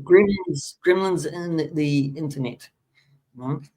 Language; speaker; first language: English; native; English